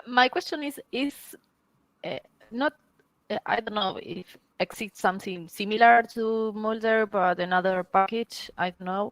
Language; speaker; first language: English; non-native, learner; Spanish